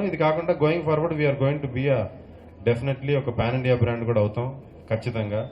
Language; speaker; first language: Telugu; native; Telugu